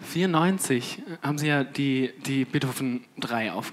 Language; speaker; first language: German; native; German